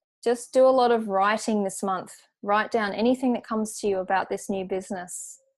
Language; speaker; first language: English; native; English